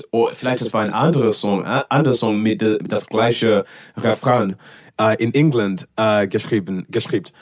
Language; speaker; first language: German; non-native, learner; English